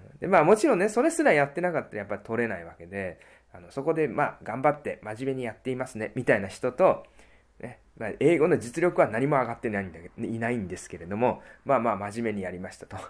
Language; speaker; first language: Japanese; native; Japanese